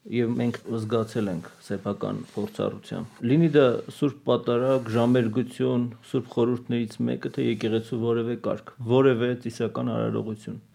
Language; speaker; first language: Armenian; native; Armenian